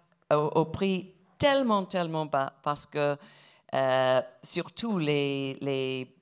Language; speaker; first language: French; non-native, fluent; English